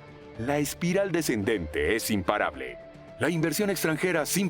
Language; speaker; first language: Spanish; native; Spanish